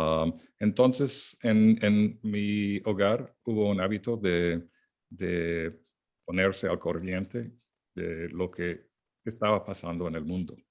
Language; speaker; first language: Spanish; non-native, fluent; English